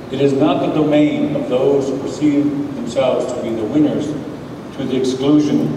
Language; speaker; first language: English; native; English